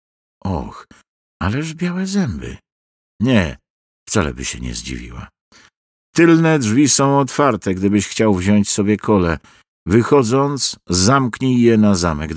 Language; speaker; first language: Polish; native; Polish